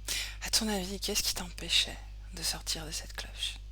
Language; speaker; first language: French; native; French